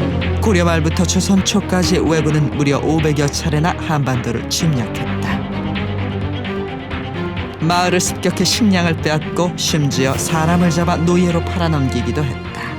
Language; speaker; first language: Korean; native; Korean